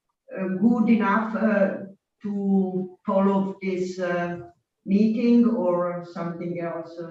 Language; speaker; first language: English; non-native, learner; Italian